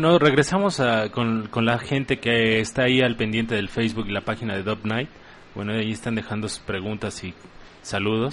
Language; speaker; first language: Spanish; native; Spanish